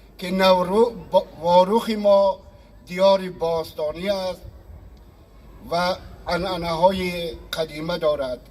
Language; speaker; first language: Tajik; native; Tajik